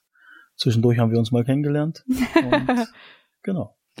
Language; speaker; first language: German; native; German